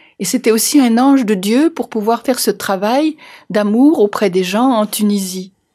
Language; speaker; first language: French; native; French